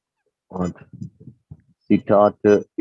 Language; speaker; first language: German; non-native, learner; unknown